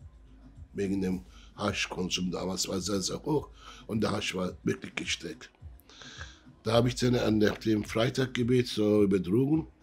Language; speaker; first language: German; early bilingual, other home language; Turkish